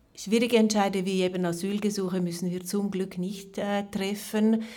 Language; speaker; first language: German; native; German